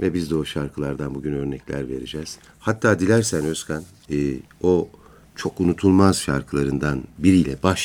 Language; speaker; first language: Turkish; native; Turkish